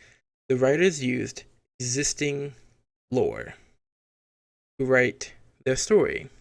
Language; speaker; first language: English; native; English